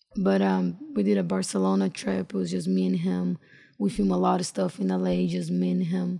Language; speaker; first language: English; non-native, fluent; Portuguese